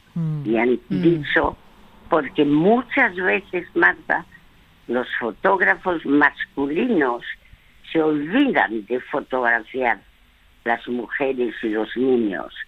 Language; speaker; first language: Spanish; early bilingual, other home language; French